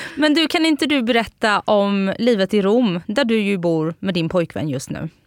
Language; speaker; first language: Swedish; native; Swedish